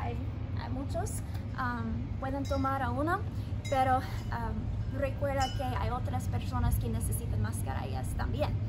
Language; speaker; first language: Spanish; non-native, learner; English